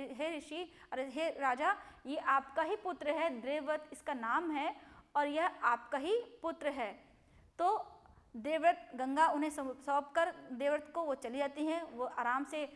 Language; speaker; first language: Hindi; non-native, local second language; Gujarati